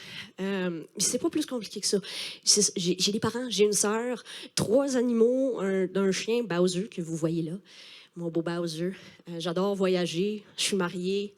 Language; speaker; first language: French; native; French